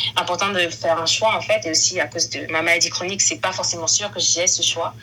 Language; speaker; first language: French; native; French